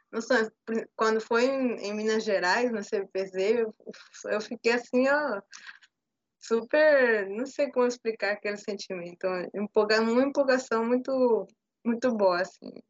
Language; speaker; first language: Portuguese; non-native, fluent; Spanish